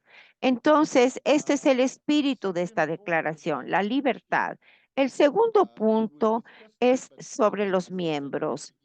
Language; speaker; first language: Spanish; non-native, fluent; Portuguese